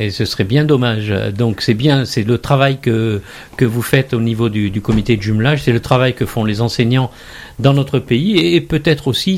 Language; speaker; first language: French; native; French